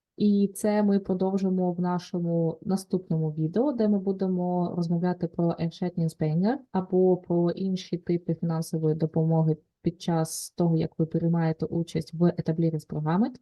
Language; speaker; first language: Ukrainian; native; Ukrainian